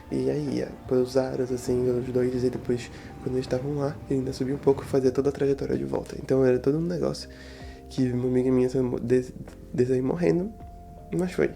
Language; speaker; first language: Portuguese; native; Portuguese